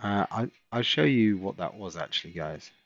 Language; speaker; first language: English; native; English